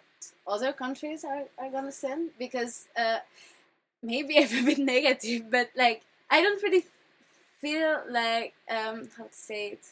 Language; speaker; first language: English; non-native, fluent; French